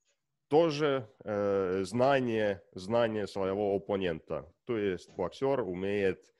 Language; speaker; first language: Russian; non-native, learner; Estonian